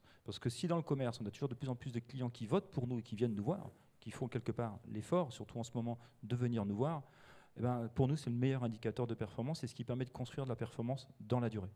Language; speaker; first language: French; native; French